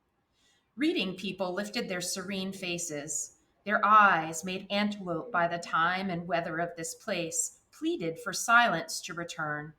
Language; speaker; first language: English; native; English